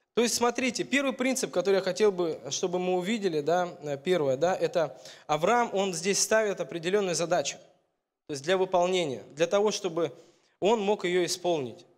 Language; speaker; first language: Russian; native; Russian